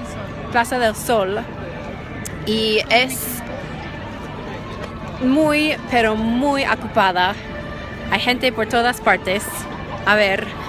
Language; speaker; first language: Spanish; non-native, learner; English